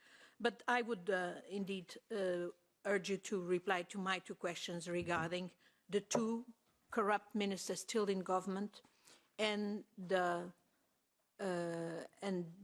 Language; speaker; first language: English; non-native, fluent; Portuguese